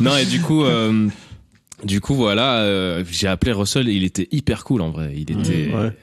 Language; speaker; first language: French; native; French